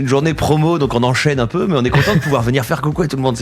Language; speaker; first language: French; native; French